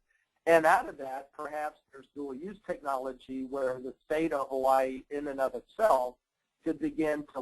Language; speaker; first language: English; native; English